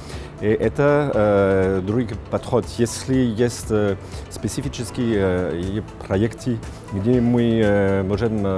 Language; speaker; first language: Russian; non-native, fluent; French